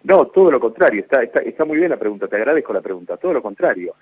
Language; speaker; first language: Spanish; native; Spanish